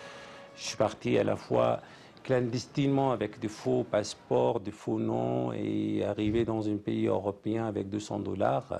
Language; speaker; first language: French; non-native, fluent; Arabic